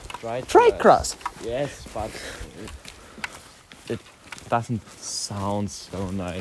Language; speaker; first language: English; non-native, learner; German